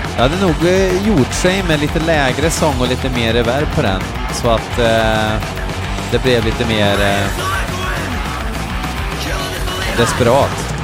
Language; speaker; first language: Swedish; native; Swedish